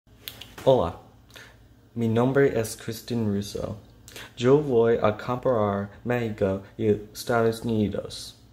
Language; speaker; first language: Spanish; non-native, learner; English